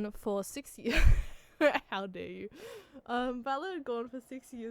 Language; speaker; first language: English; native; English